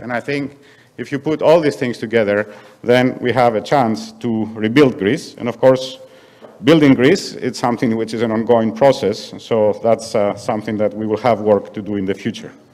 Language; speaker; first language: English; non-native, fluent; Greek